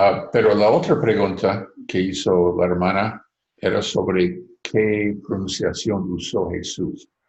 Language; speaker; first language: Spanish; non-native, fluent; English